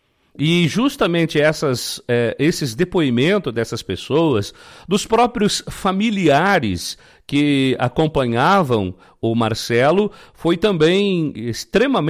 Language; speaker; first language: Portuguese; native; Portuguese